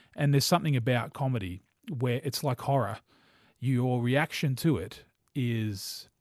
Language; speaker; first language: English; native; English